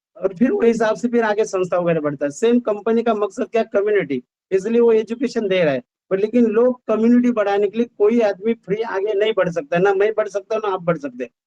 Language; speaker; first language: Hindi; non-native, local second language; Marathi